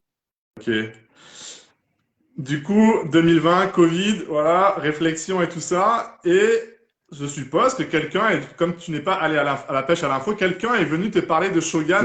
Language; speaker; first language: French; native; French